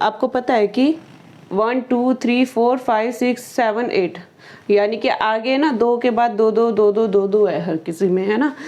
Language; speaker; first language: Hindi; native; Hindi